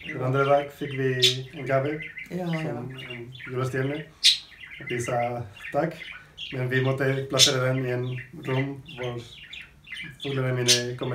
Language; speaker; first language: Norwegian; non-native, fluent; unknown